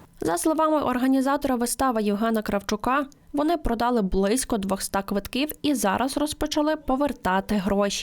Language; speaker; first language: Ukrainian; native; Ukrainian